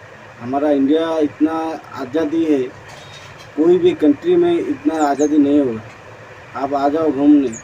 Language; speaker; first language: Hindi; non-native, local second language; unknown